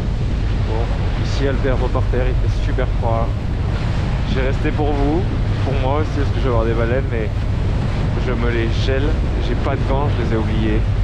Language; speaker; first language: French; native; French